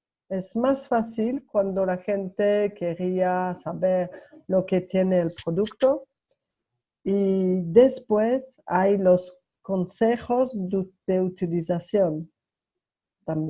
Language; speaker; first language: Spanish; non-native, learner; French